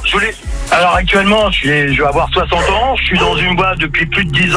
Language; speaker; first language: French; native; French